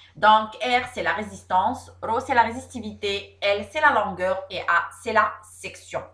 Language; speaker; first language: French; non-native, local second language; Arabic